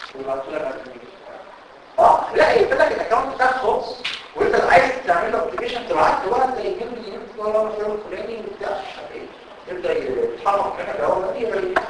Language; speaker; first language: Arabic; native; Arabic